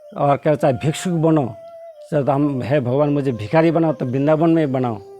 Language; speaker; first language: Hindi; non-native, local second language; Bangla